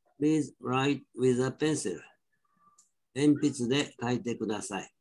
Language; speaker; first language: Japanese; native; Japanese